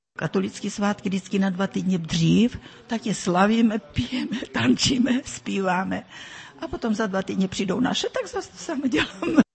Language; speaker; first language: Czech; early bilingual, heritage; Czech